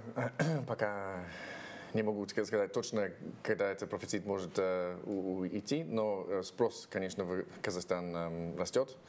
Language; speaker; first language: Russian; non-native, fluent; English